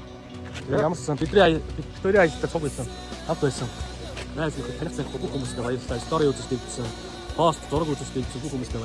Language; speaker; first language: Mongolian; native; Mongolian